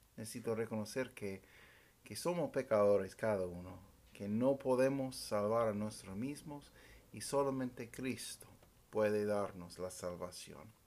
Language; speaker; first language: Spanish; non-native, fluent; English